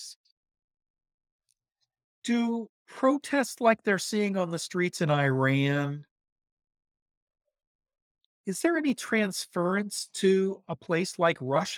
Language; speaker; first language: English; native; English